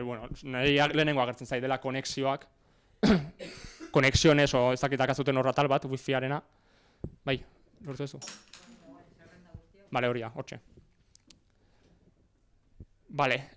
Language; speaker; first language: Basque; native; Basque